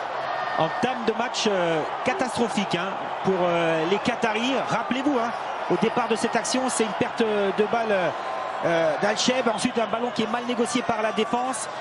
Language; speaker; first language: French; native; French